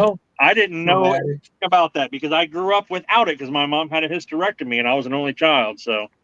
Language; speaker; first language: English; native; English